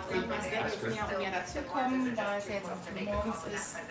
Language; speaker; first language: German; native; German